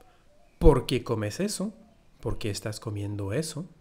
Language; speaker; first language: Spanish; non-native, fluent; French